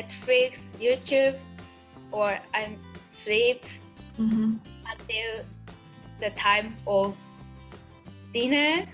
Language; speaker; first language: English; non-native, learner; Japanese